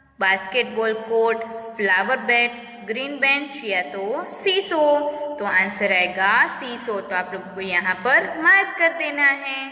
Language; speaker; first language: Hindi; non-native, local second language; Gujarati